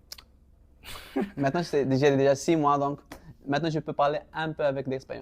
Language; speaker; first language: French; non-native, local second language; Arabic